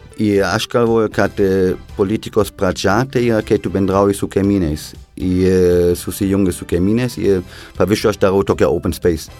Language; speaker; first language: Lithuanian; non-native, fluent; German